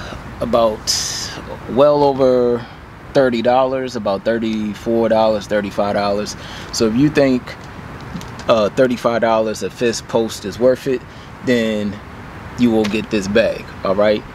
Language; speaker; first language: English; native; English